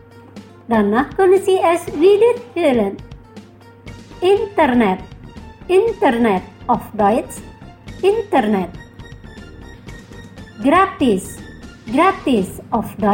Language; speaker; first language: German; non-native, fluent; Indonesian